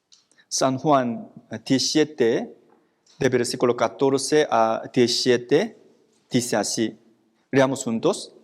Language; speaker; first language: Spanish; non-native, fluent; Korean